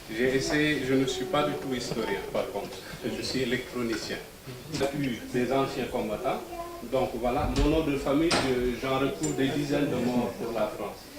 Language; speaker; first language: French; non-native, local second language; Wolof